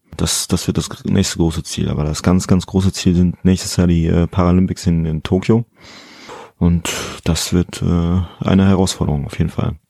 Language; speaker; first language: German; early bilingual, other home language; Fula